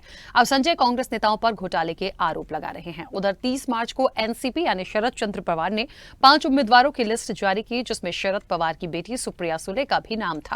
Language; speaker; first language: Hindi; native; Hindi